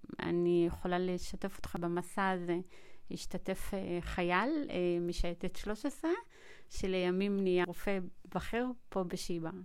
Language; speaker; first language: Hebrew; early bilingual, other home language; Amharic